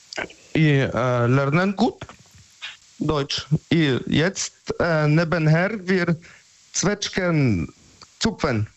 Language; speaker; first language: German; non-native, learner; Polish